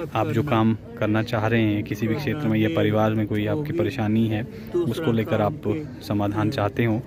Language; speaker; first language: Hindi; native; Hindi